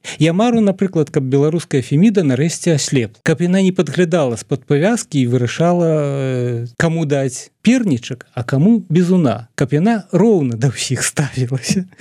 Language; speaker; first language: Belarusian; native; Belarusian